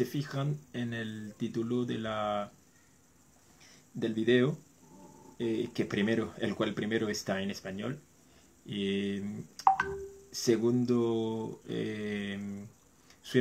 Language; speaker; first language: Spanish; non-native, fluent; Haitian Creole